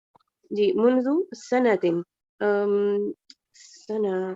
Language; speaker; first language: Arabic; non-native, learner; Urdu